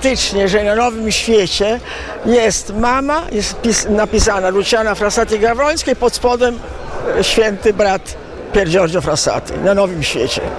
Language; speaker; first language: Polish; early bilingual, heritage; Italian